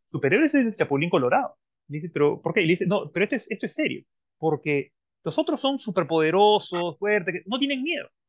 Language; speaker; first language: Spanish; native; Spanish